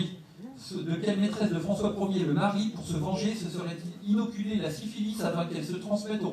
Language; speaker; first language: French; native; French